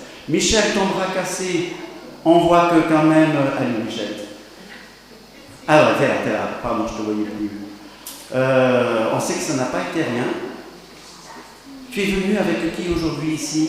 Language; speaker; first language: French; native; French